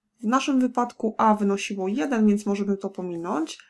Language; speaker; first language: Polish; native; Polish